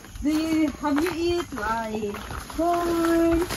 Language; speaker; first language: English; non-native, local second language; Cebuano